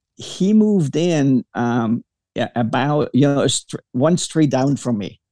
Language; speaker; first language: English; early bilingual, other home language; German